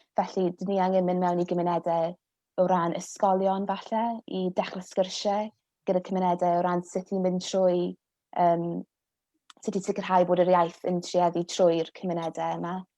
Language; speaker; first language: Welsh; non-native, local second language; English